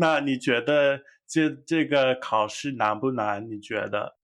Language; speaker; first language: Chinese; non-native, fluent; English